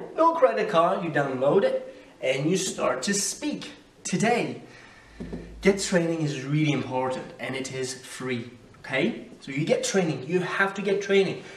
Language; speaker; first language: English; native; English